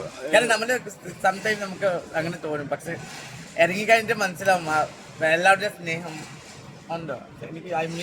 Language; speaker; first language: Malayalam; non-native, learner; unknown